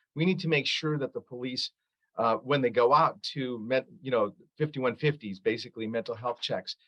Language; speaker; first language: English; early bilingual, other home language; Arabic